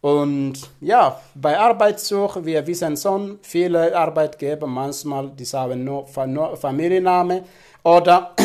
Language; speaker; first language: German; non-native, fluent; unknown